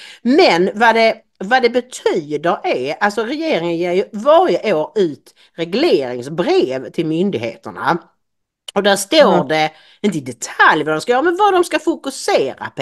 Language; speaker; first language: Swedish; native; Swedish